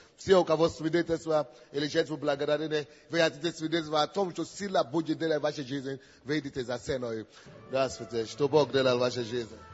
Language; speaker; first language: Russian; non-native, fluent; Yoruba